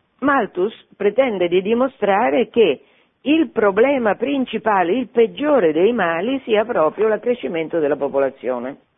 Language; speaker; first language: Italian; native; Italian